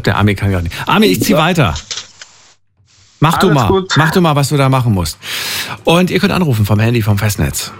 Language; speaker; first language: German; native; German